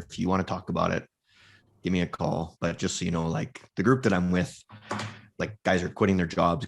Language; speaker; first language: English; native; English